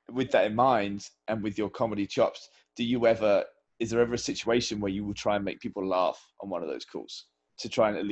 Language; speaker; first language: English; native; English